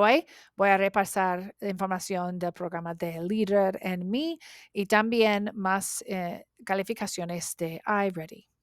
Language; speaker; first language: Spanish; non-native, learner; English